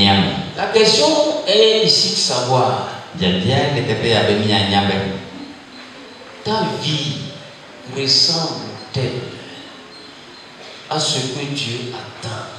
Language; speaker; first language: French; non-native, local second language; Ewe